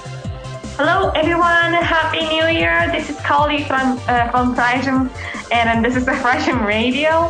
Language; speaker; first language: English; non-native, fluent; Japanese